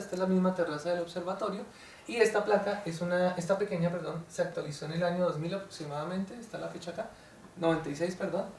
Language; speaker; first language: Spanish; native; Spanish